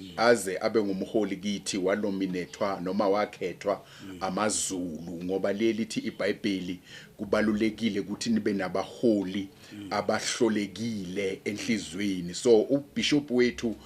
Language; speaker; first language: Zulu; non-native, local second language; Swati